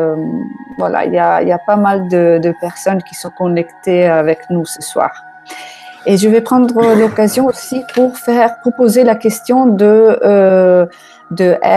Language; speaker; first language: French; non-native, fluent; Italian